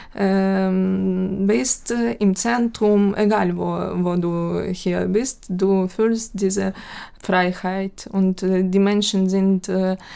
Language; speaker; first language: German; non-native, fluent; Ukrainian